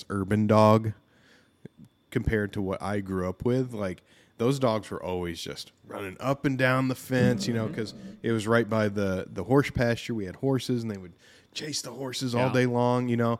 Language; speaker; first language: English; native; English